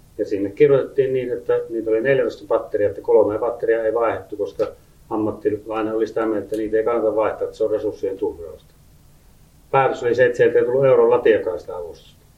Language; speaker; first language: Finnish; native; Finnish